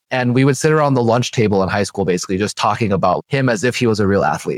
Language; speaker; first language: English; native; English